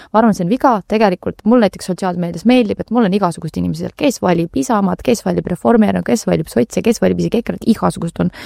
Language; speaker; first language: Estonian; non-native, local second language; Russian